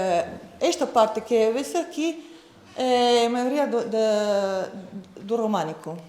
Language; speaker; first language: Portuguese; non-native, fluent; Croatian